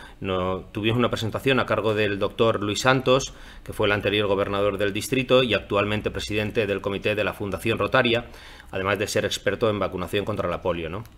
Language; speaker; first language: Spanish; non-native, local second language; Catalan